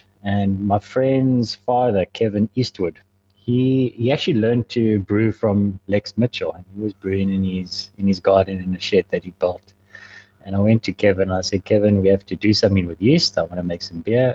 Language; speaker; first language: English; native; English